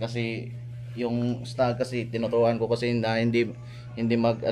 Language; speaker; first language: Filipino; non-native, local second language; Cebuano